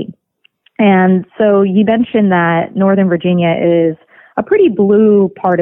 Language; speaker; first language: English; early bilingual, other home language; Russian